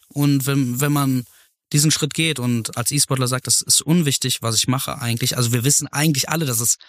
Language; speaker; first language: German; native; German